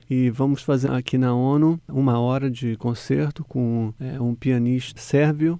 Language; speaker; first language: Portuguese; native; Portuguese